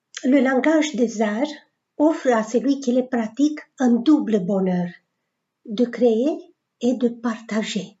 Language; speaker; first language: French; non-native, fluent; Romanian